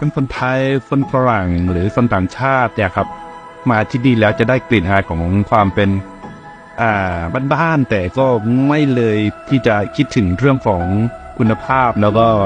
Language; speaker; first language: Thai; native; Thai